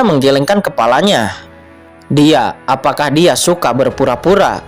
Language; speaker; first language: Indonesian; native; Indonesian